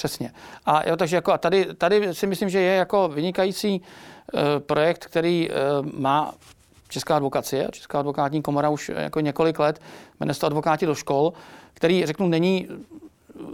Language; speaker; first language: Czech; native; Czech